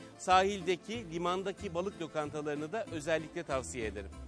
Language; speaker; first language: Turkish; native; Turkish